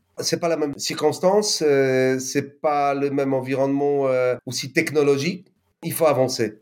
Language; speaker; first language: French; non-native, fluent; Polish